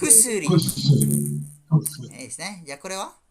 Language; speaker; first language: Japanese; non-native, fluent; Malay